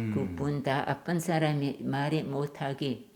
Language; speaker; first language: Korean; non-native, learner; German